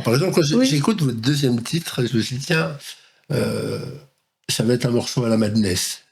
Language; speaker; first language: French; native; French